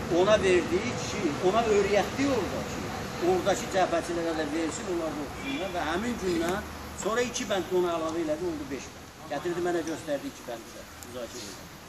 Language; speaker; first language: Azerbaijani; non-native, local second language; Talysh